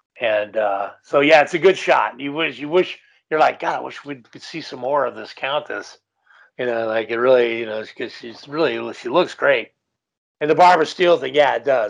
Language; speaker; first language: English; native; English